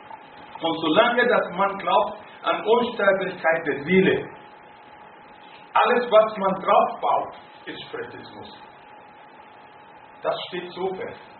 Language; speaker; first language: German; non-native, fluent; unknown